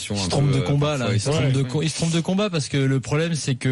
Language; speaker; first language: French; native; French